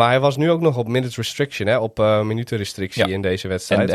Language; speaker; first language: Dutch; native; Dutch